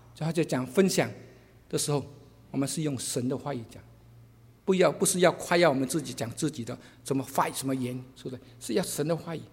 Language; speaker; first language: Chinese; non-native, local second language; Cantonese